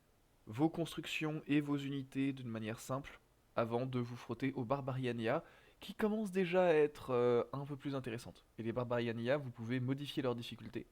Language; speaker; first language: French; native; French